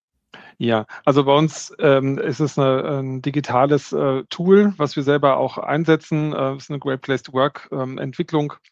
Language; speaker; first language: German; native; German